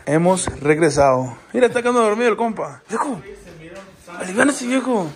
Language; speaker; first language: Spanish; early bilingual, heritage; Spanish